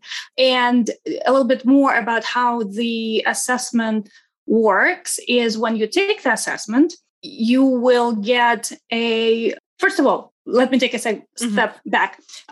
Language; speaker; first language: English; non-native, fluent; Russian